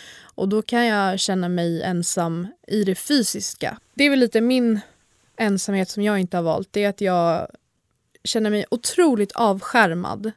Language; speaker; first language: Swedish; native; Swedish